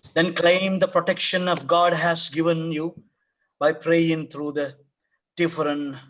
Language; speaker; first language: English; non-native, local second language; Sinhala